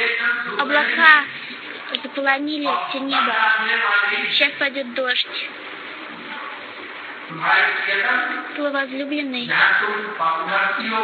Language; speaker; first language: Russian; native; Russian